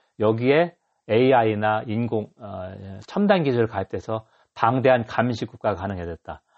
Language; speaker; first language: Korean; native; Korean